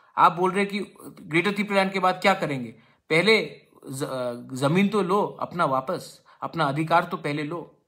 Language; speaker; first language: Hindi; non-native, local second language; Kok Borok